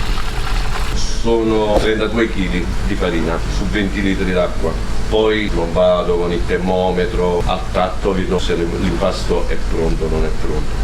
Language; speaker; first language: Italian; native; Italian